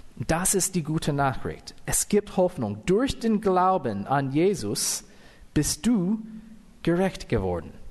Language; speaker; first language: German; non-native, fluent; English